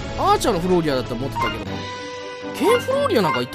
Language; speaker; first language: Japanese; native; Japanese